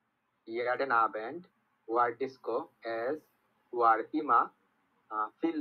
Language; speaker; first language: German; non-native, learner; Bangla